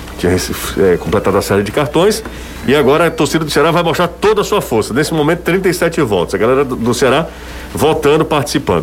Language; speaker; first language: Portuguese; native; Portuguese